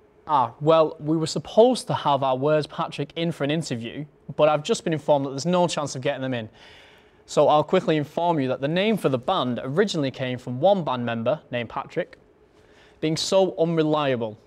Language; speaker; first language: English; native; English